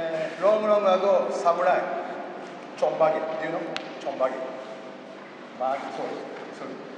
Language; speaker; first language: Japanese; native; Japanese